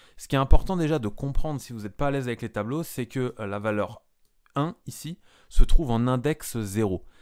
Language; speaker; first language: French; native; French